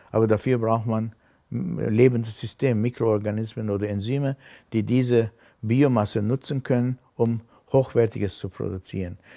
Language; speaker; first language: German; non-native, fluent; Armenian